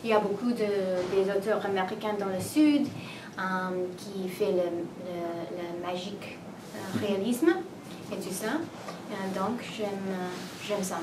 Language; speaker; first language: French; non-native, learner; English